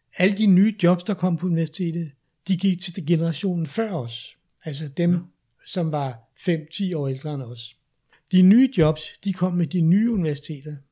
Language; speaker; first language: Danish; native; Danish